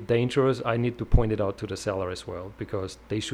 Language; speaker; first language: English; non-native, fluent; German